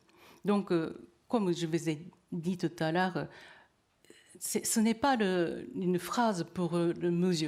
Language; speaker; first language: French; non-native, learner; Japanese